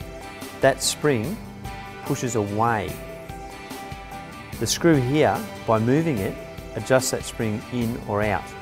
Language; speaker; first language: English; native; English